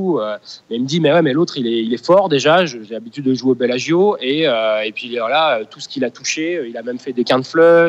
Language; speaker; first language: French; native; French